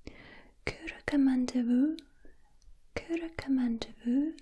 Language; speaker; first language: French; non-native, learner; Russian